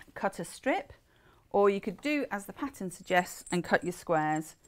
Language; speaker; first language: English; native; English